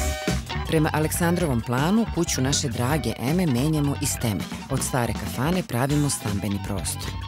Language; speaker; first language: Serbian; native; Serbian